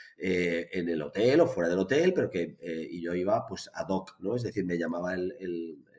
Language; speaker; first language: Spanish; native; Spanish